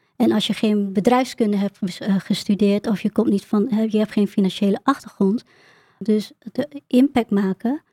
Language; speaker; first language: Dutch; early bilingual, other home language; Vietnamese